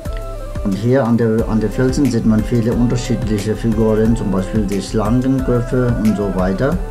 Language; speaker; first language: German; non-native, fluent; Nepali